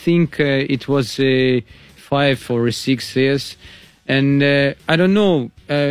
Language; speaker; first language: English; non-native, learner; Russian